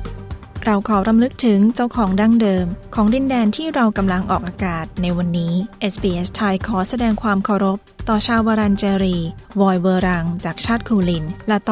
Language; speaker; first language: Thai; native; Thai